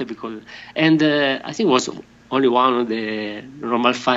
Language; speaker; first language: English; non-native, learner; Italian